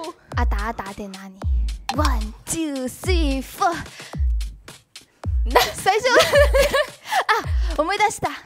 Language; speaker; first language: Japanese; non-native, fluent; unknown